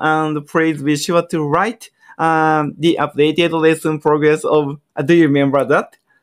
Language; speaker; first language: English; non-native, learner; Japanese